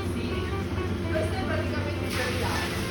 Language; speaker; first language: Italian; native; Italian